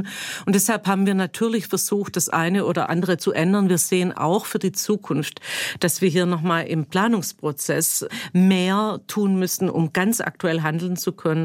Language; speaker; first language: German; native; German